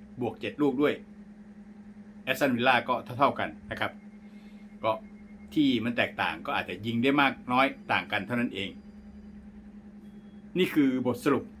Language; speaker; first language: Thai; native; Thai